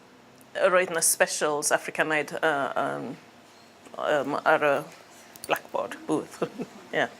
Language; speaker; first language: Welsh; non-native, learner; English